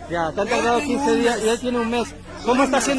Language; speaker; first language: Spanish; native; Spanish